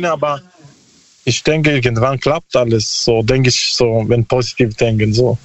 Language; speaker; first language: German; non-native, learner; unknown